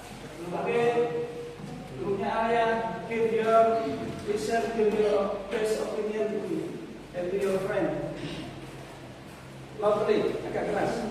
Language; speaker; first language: English; non-native, learner; Indonesian